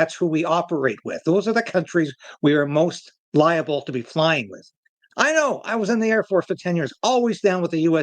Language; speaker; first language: English; native; English